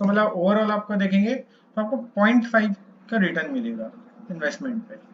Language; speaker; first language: Hindi; native; Hindi